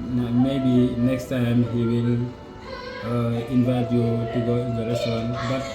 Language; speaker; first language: English; non-native, learner; Wolof